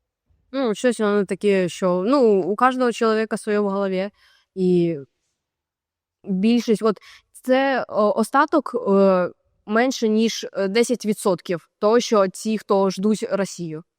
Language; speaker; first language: Ukrainian; native; Ukrainian